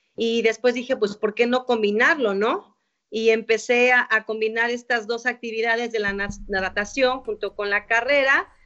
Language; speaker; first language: Spanish; native; Spanish